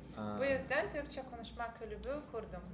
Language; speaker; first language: Turkish; non-native, learner; Russian